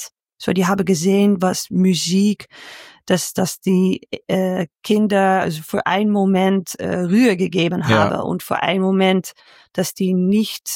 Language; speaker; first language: German; non-native, learner; Dutch